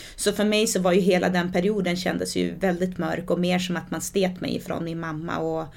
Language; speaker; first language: Swedish; native; Swedish